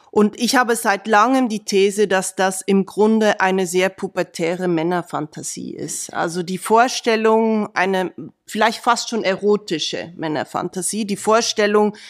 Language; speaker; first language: German; native; German